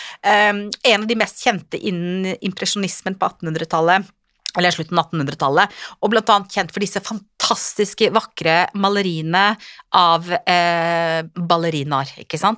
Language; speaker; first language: Norwegian; native; Norwegian